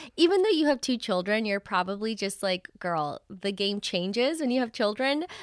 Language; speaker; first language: English; early bilingual, other home language; Spanish